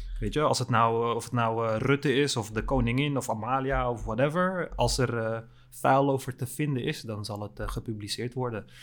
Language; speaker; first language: Dutch; early bilingual, other home language; Turkish